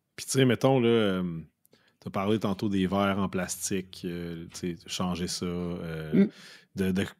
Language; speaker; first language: French; native; French